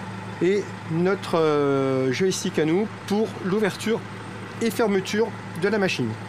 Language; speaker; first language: French; native; French